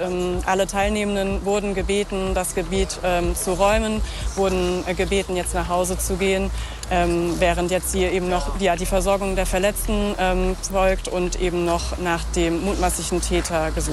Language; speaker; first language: German; native; German